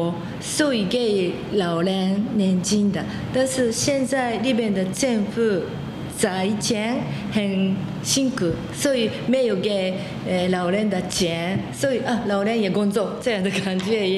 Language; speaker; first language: Chinese; non-native, fluent; Japanese